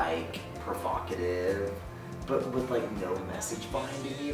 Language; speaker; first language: English; native; English